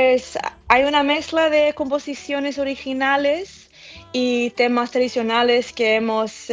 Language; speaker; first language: Spanish; early bilingual, heritage; English